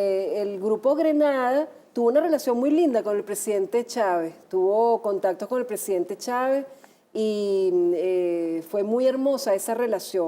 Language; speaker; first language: Spanish; native; Spanish